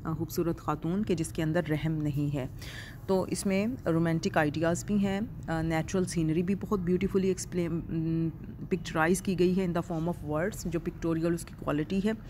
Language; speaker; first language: Urdu; non-native, local second language; Punjabi